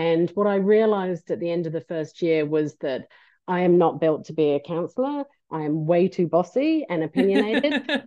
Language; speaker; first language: English; native; English